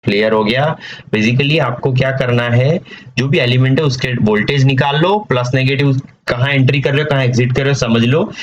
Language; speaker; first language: Hindi; non-native, local second language; Gujarati